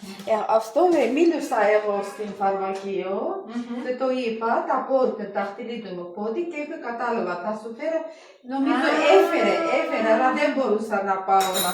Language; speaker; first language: Greek; non-native, learner; Armenian